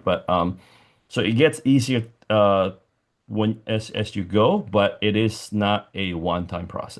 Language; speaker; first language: English; non-native, fluent; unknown